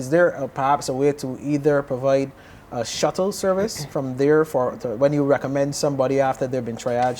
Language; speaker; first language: English; native; English